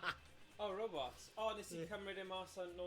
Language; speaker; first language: Welsh; native; Welsh